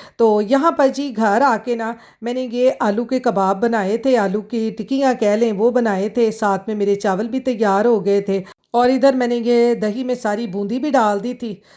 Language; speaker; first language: Urdu; non-native, local second language; Punjabi